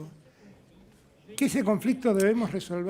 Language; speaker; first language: Spanish; native; Spanish